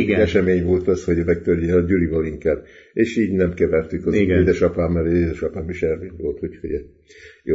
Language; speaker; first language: Hungarian; early bilingual, heritage; Hungarian